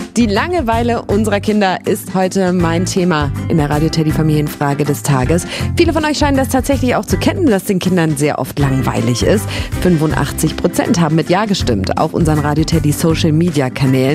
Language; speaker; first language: German; native; German